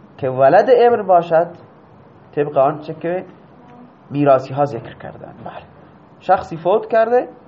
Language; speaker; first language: Persian; non-native, local second language; Baluchi